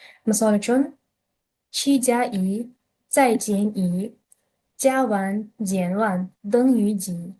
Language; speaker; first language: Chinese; non-native, fluent; Uzbek